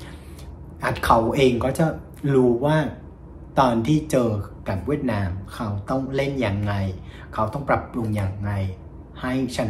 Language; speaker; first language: Thai; non-native, fluent; Vietnamese